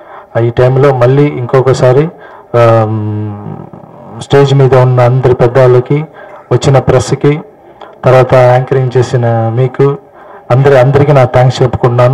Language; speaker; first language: Telugu; non-native, fluent; Tamil